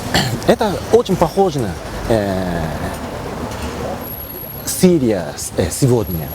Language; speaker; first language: Russian; non-native, learner; Japanese